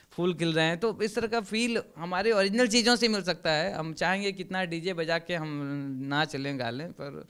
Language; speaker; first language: Hindi; native; Hindi